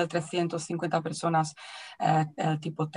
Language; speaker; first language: Spanish; non-native, fluent; Czech